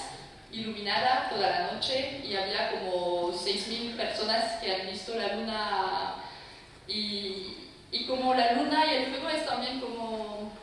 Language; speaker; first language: Spanish; non-native, fluent; French